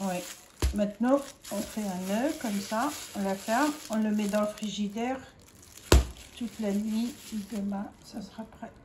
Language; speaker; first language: French; non-native, fluent; Arabic